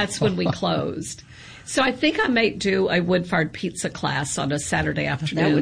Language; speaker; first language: English; native; English